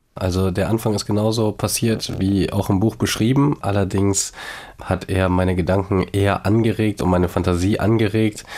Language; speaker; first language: German; native; German